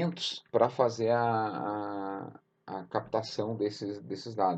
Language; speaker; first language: Portuguese; native; Portuguese